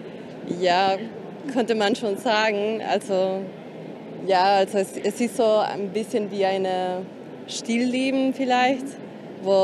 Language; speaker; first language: German; non-native, fluent; Spanish